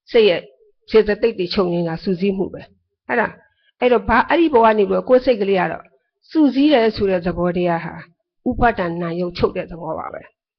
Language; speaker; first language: Burmese; native; Burmese